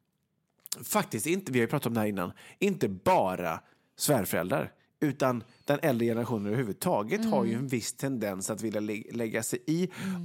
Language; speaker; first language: Swedish; native; Swedish